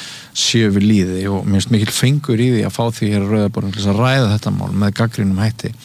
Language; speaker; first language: Icelandic; native; Icelandic